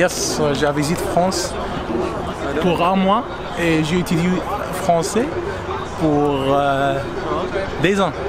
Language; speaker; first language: French; non-native, learner; Arabic